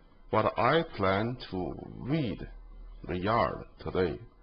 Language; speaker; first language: English; non-native, fluent; Chinese